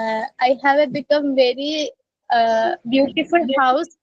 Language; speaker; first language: English; non-native, learner; Malayalam